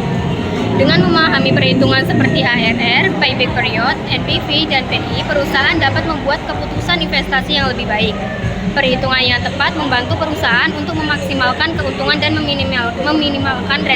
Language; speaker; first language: Indonesian; native; Indonesian